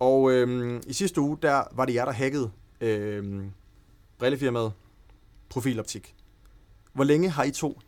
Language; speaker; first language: Danish; native; Danish